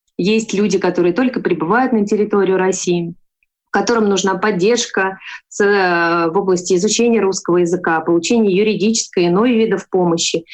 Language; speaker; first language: Russian; native; Russian